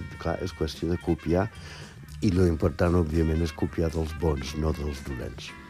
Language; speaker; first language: Catalan; non-native, fluent; English